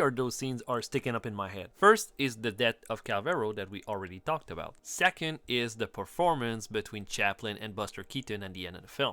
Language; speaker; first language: English; non-native, fluent; French